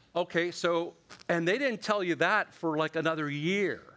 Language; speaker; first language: English; native; English